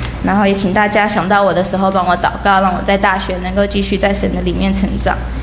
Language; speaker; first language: Chinese; early bilingual, heritage; Chinese